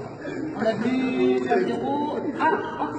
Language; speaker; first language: French; native; French